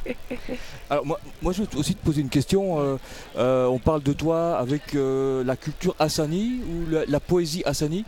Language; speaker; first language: French; native; French